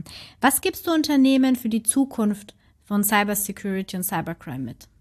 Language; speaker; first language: German; native; German